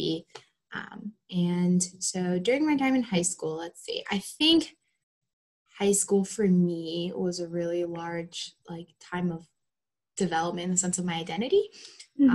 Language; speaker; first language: English; native; English